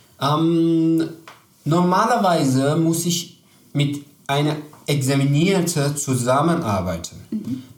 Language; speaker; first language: German; non-native, learner; Persian